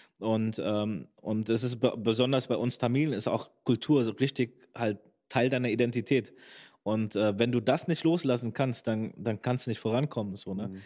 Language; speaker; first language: German; native; German